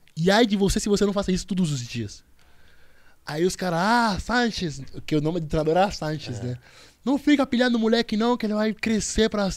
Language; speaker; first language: Portuguese; non-native, fluent; Spanish